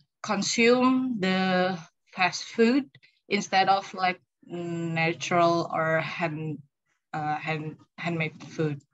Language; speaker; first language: English; non-native, learner; Indonesian